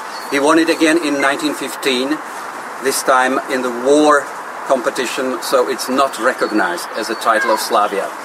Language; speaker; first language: English; non-native, fluent; Czech